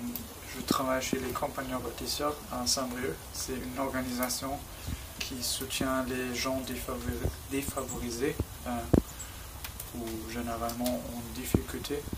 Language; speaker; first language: French; non-native, learner; German